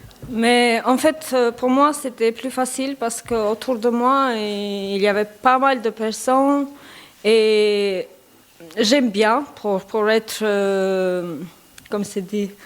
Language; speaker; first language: French; non-native, learner; Albanian